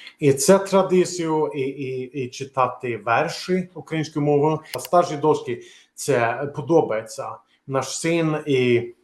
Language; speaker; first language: Ukrainian; non-native, learner; Swedish